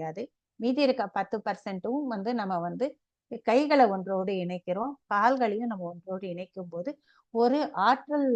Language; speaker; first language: Tamil; native; Tamil